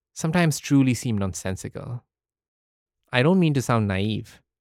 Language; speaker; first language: English; early bilingual, other home language; Arabic